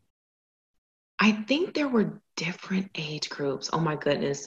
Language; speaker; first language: English; native; English